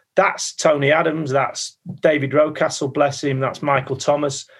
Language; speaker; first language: English; native; English